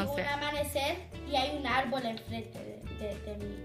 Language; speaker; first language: Spanish; early bilingual, heritage; Spanish